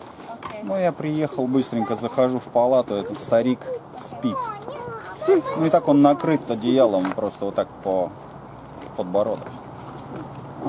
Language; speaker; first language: Russian; native; Russian